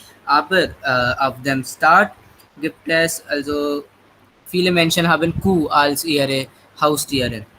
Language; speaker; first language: German; non-native, learner; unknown